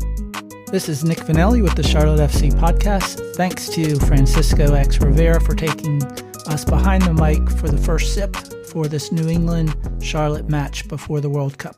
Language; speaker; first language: English; native; English